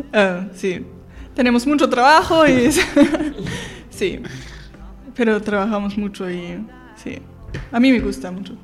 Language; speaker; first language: Spanish; non-native, fluent; German